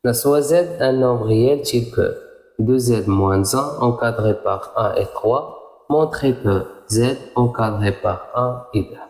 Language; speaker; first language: French; non-native, local second language; Arabic